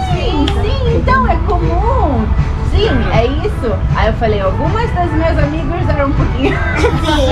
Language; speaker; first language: Portuguese; early bilingual, heritage; Portuguese